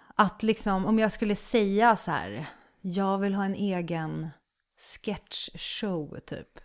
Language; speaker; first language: Swedish; native; Swedish